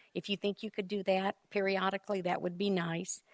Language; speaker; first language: English; native; English